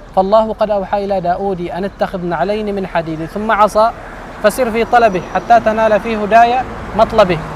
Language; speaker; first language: Arabic; native; Arabic